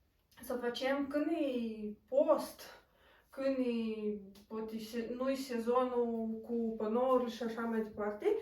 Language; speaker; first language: Romanian; non-native, local second language; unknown